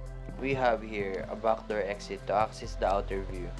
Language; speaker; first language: English; non-native, local second language; Filipino